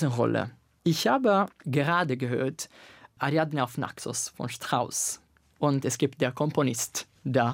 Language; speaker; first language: German; non-native, learner; Italian